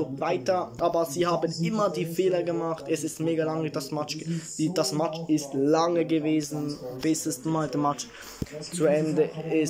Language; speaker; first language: German; early bilingual, other home language; Italian